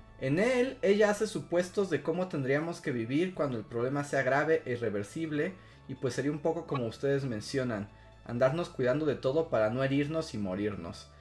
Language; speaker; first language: Spanish; native; Spanish